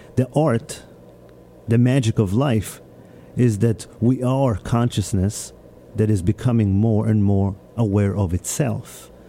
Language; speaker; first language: English; early bilingual, other home language; Hebrew